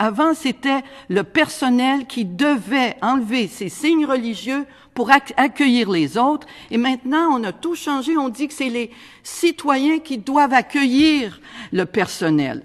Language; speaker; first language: French; native; French